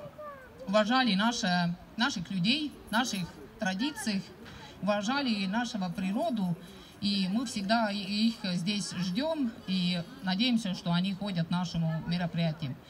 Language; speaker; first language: Russian; non-native, local second language; Estonian